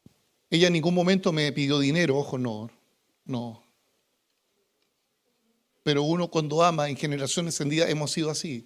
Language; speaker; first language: Spanish; native; Spanish